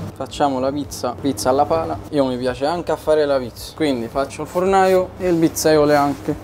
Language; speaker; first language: Italian; non-native, fluent; Arabic